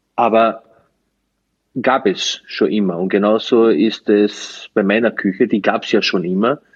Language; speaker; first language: German; non-native, fluent; Slovenian